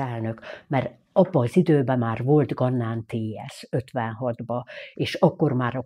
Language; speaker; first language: Hungarian; native; Hungarian